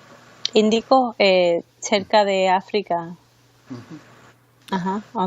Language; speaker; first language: Spanish; early bilingual, heritage; Spanish